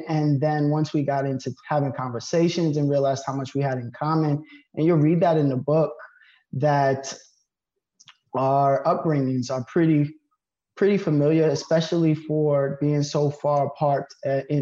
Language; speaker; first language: English; native; English